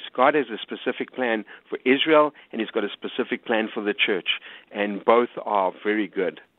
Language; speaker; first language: English; native; English